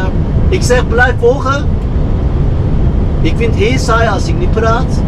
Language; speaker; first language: Dutch; non-native, fluent; Turkish